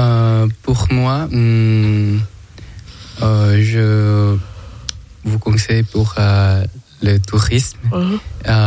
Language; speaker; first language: French; non-native, learner; Thai